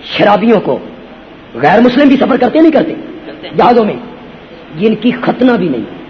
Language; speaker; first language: Urdu; non-native, local second language; Punjabi